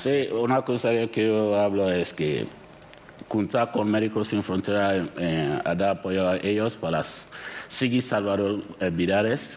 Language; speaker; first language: Spanish; non-native, learner; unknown